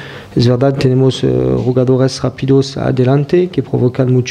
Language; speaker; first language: Spanish; non-native, fluent; French